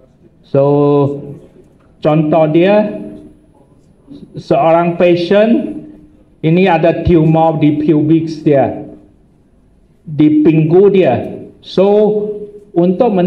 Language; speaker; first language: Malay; non-native, local second language; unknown